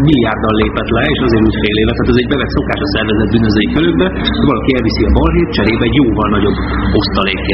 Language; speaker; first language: Hungarian; native; Hungarian